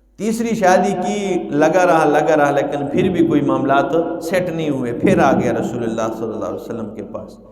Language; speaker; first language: Urdu; non-native, local second language; Pashto